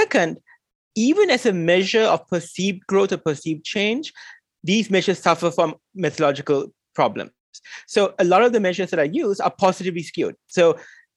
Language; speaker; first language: English; non-native, local second language; Sinhala